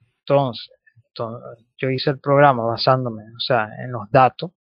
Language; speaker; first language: Spanish; native; Spanish